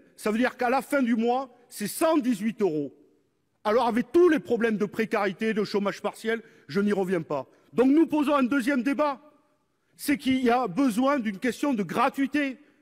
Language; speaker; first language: French; native; French